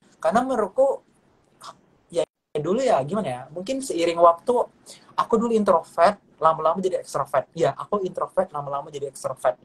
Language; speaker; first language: Indonesian; non-native, local second language; Malay